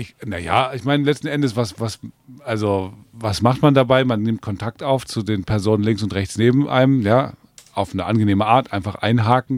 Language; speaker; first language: German; native; German